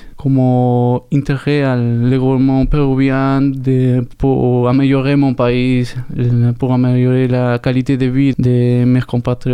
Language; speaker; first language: French; non-native, learner; Spanish